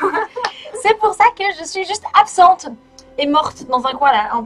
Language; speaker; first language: French; native; French